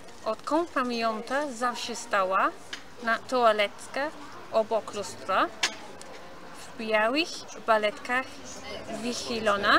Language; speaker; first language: Polish; non-native, learner; English